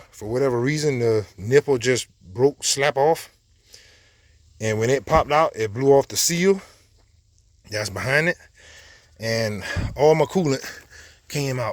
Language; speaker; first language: English; native; English